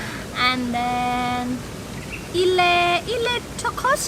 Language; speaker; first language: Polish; non-native, learner; Balinese